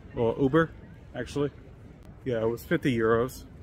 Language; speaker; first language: English; native; English